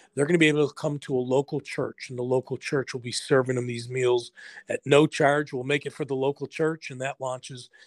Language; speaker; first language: English; native; English